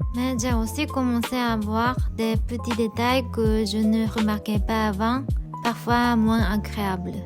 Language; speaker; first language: French; non-native, fluent; Japanese